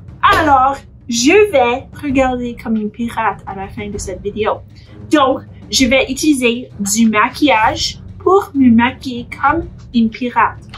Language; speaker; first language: French; non-native, fluent; English